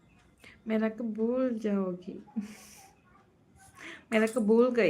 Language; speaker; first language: Hindi; non-native, local second language; Tamil